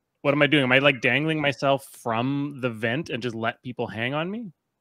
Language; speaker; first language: English; native; English